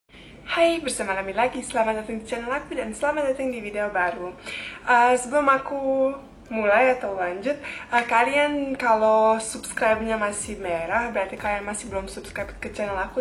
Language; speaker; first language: Indonesian; non-native, fluent; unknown